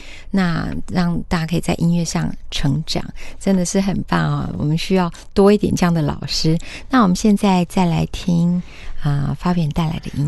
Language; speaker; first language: Chinese; native; Chinese